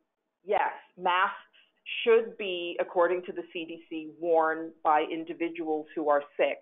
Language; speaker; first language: English; native; English